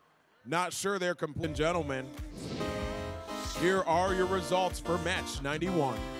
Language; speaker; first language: English; native; English